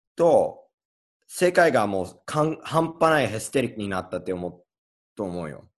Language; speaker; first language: Japanese; non-native, fluent; English